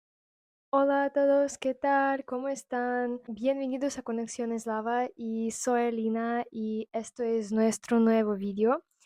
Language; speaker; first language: Spanish; non-native, fluent; Russian